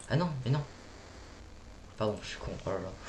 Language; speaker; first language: French; native; French